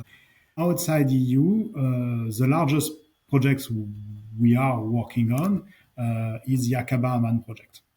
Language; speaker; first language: English; non-native, fluent; French